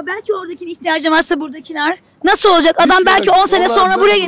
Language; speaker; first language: Turkish; native; Turkish